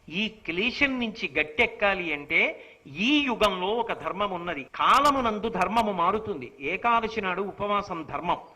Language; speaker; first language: Telugu; native; Telugu